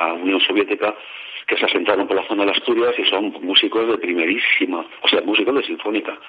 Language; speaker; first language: Spanish; native; Spanish